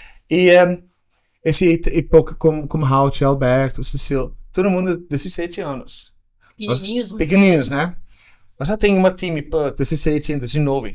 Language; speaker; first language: Portuguese; non-native, learner; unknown